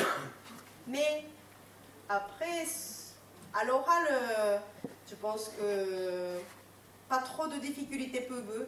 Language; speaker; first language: French; non-native, fluent; Japanese